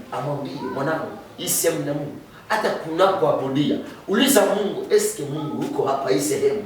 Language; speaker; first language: Swahili; native; Swahili